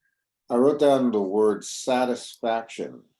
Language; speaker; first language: English; native; English